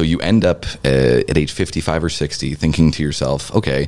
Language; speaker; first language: English; native; English